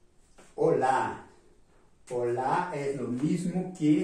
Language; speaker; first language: Spanish; non-native, fluent; Portuguese